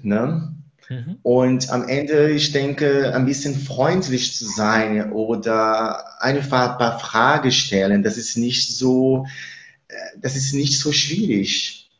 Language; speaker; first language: German; non-native, fluent; Spanish